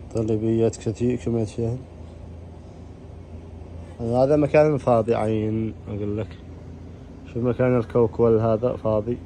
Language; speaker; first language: Arabic; non-native, learner; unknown